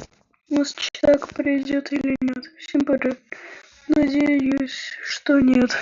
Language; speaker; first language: Russian; native; Russian